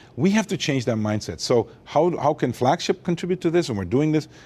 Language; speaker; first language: English; early bilingual, other home language; Armenian